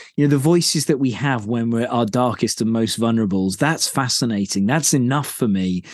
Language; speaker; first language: English; native; English